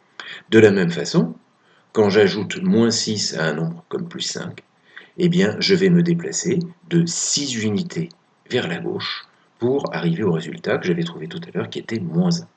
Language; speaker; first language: French; native; French